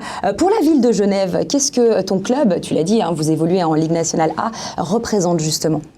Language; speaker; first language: French; native; French